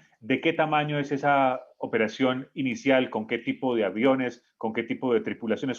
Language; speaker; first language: Spanish; native; Spanish